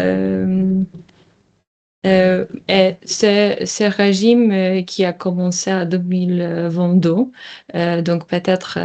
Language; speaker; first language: French; non-native, learner; Polish